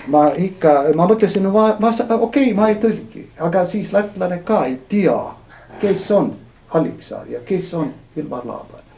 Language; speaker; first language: Estonian; non-native, fluent; Latvian